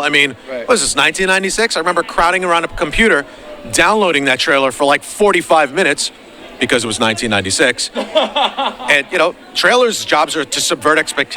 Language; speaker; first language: English; native; English